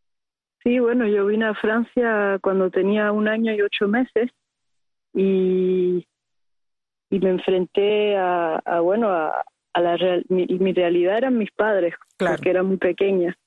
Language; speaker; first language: Spanish; early bilingual, heritage; Spanish